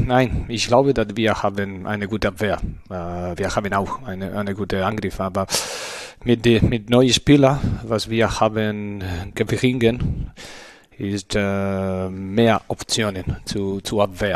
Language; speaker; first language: German; non-native, learner; Spanish